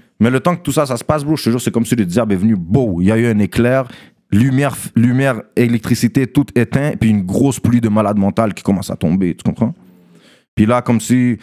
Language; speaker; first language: French; early bilingual, other home language; Russian